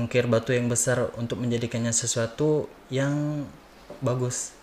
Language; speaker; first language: Indonesian; native; Indonesian